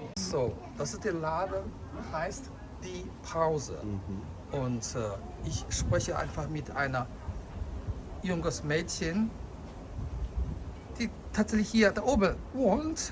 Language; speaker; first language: German; non-native, fluent; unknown